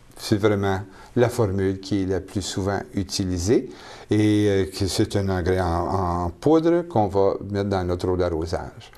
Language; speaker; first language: French; native; French